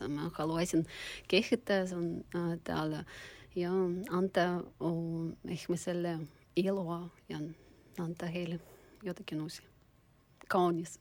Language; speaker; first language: Finnish; non-native, learner; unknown